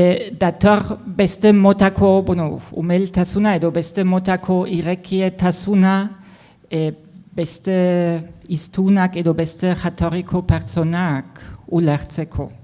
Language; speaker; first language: Basque; non-native, fluent; German